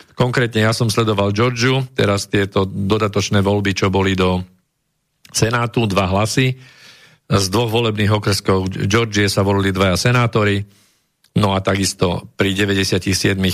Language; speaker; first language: Slovak; native; Slovak